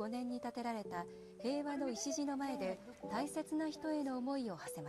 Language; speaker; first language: Japanese; native; Japanese